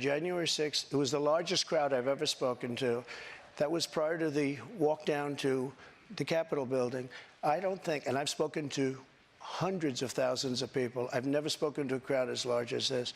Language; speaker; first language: English; native; English